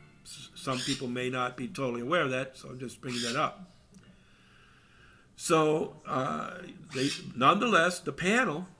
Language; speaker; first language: English; native; English